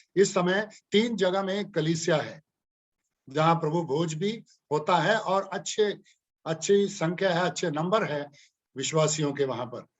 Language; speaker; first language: Hindi; non-native, local second language; Punjabi